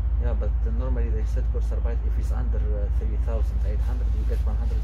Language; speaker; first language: English; non-native, learner; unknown